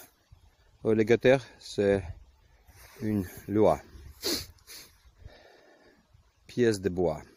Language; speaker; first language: French; non-native, learner; Ukrainian